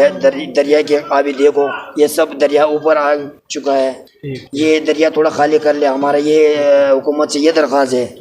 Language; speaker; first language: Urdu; non-native, local second language; Pashto